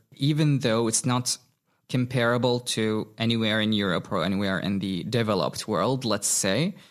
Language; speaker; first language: English; non-native, fluent; Arabic